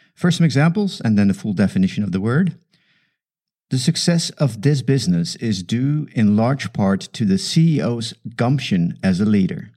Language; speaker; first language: English; non-native, fluent; Dutch